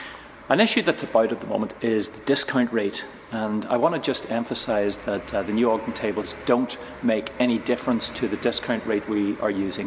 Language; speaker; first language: English; native; English